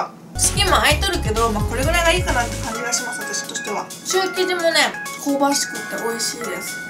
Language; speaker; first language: Japanese; native; Japanese